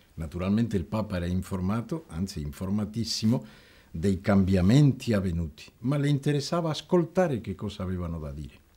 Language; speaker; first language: Italian; non-native, fluent; Spanish